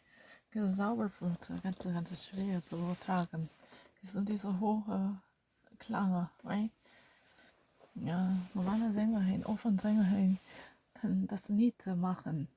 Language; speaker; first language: German; non-native, learner; Korean